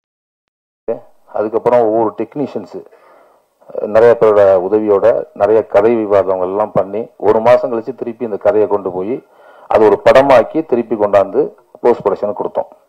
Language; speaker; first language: Tamil; native; Tamil